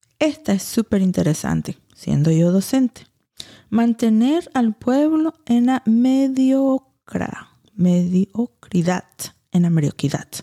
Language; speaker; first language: Spanish; early bilingual, heritage; Spanish